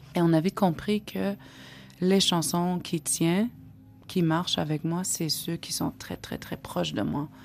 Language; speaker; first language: French; non-native, local second language; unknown